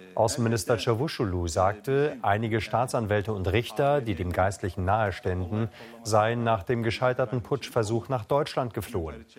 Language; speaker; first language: German; native; German